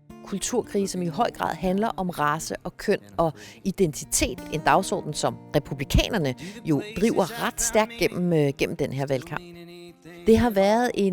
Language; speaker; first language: Danish; native; Danish